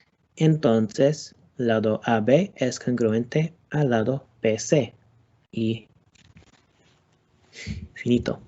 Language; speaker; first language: Spanish; non-native, learner; English